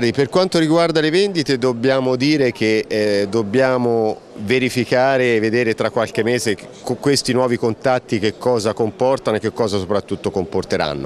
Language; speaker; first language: Italian; native; Italian